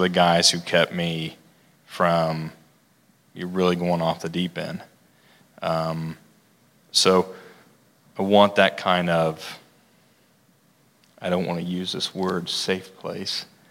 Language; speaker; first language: English; native; English